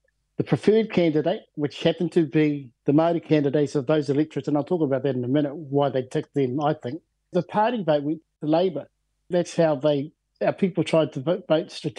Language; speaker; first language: English; native; English